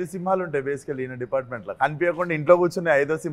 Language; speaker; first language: Telugu; native; Telugu